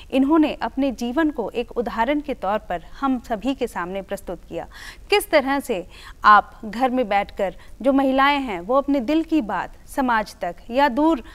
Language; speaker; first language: Hindi; native; Hindi